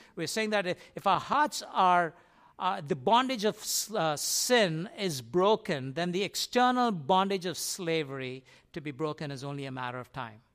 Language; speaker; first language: English; non-native, local second language; Tamil